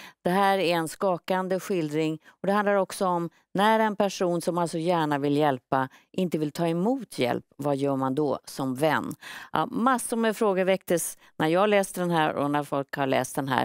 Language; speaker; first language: Swedish; native; Swedish